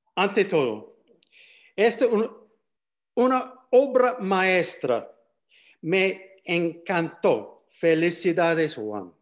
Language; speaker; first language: Spanish; non-native, fluent; English